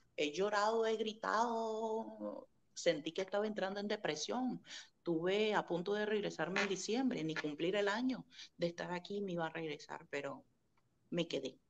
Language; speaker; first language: Spanish; native; Spanish